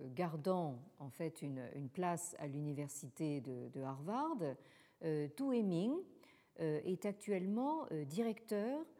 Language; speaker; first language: French; native; French